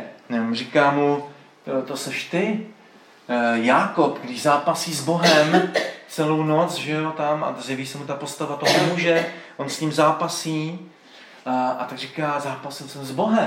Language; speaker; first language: Czech; native; Czech